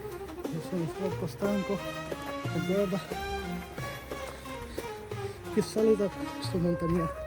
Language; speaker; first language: Italian; non-native, learner; Bangla